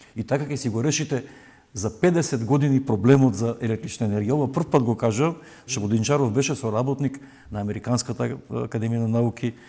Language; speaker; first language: Macedonian; native; Macedonian